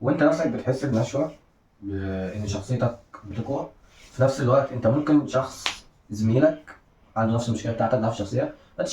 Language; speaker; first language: Arabic; native; Arabic